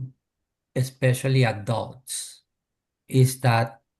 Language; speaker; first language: English; non-native, fluent; Spanish